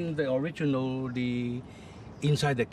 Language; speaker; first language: English; non-native, local second language; Cantonese